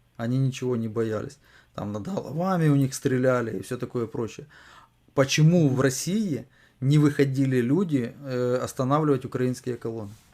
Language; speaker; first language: Russian; native; Russian